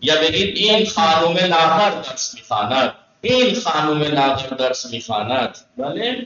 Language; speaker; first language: Persian; non-native, fluent; Urdu